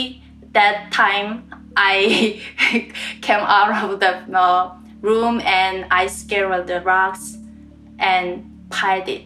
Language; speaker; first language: English; non-native, learner; Korean